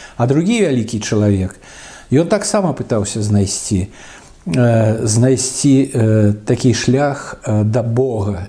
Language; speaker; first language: Belarusian; non-native, local second language; Russian